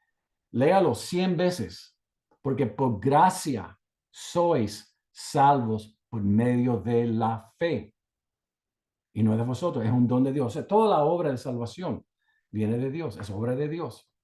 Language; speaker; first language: Spanish; native; Spanish